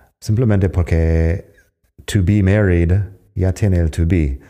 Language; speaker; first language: Spanish; non-native, fluent; English